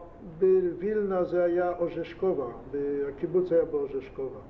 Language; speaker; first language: Hebrew; non-native, fluent; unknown